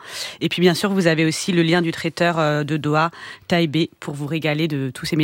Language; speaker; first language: French; native; French